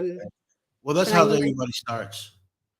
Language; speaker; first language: English; native; English